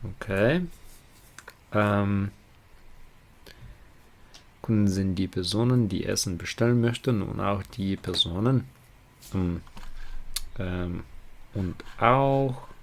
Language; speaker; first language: German; non-native, learner; Ukrainian